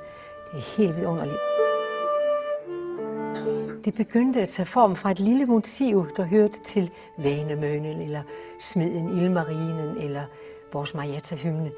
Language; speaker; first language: Danish; native; Danish